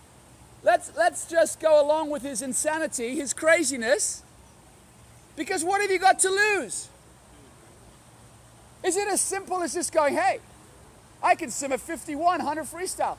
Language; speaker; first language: English; native; English